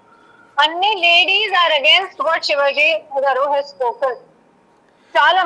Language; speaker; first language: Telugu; non-native, learner; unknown